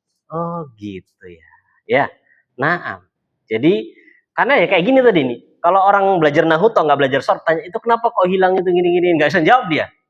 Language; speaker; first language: Indonesian; native; Indonesian